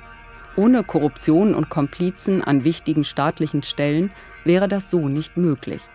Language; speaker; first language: German; native; German